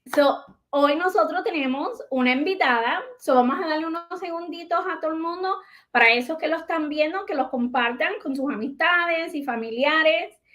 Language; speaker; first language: Spanish; early bilingual, heritage; Spanish